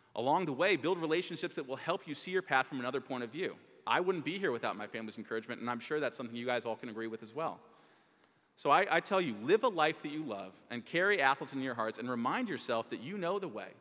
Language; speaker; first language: English; native; English